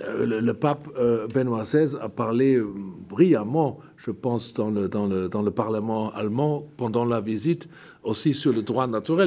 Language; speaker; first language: French; non-native, fluent; German